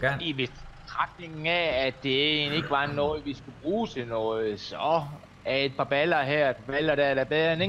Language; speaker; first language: Danish; native; Danish